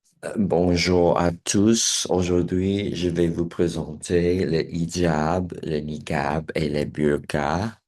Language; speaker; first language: French; non-native, learner; English